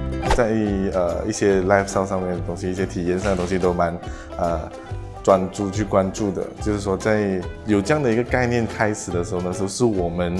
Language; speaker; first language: Chinese; native; Chinese